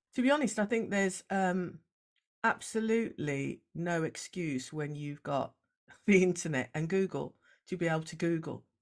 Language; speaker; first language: English; native; English